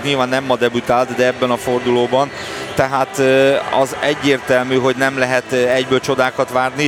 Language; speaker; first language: Hungarian; native; Hungarian